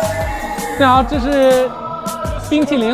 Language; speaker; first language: Chinese; non-native, fluent; English